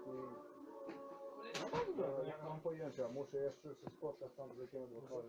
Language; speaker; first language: Polish; non-native, learner; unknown